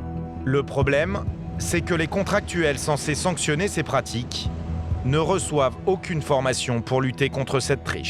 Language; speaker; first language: French; native; French